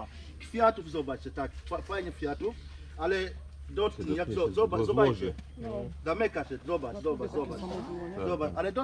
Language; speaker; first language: Polish; non-native, learner; Swahili